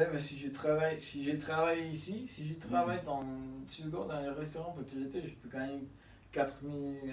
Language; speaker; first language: French; non-native, learner; Spanish